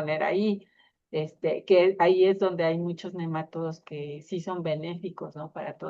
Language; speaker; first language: Spanish; native; Spanish